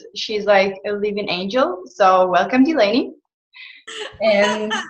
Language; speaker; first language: English; non-native, fluent; Italian